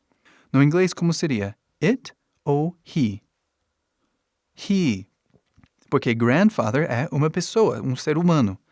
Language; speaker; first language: Portuguese; non-native, fluent; English